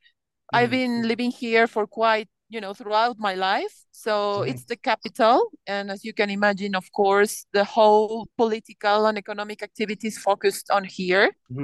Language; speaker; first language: English; non-native, fluent; Spanish